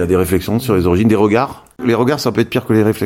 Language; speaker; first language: French; native; French